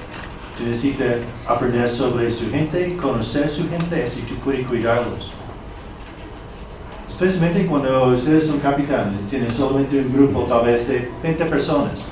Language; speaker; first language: Spanish; non-native, fluent; English